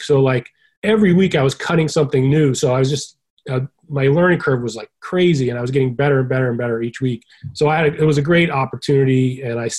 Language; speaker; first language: English; native; English